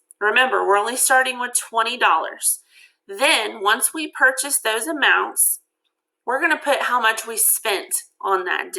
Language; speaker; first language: English; native; English